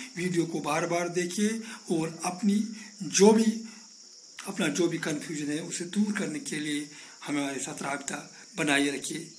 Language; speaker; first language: Urdu; non-native, local second language; Kashmiri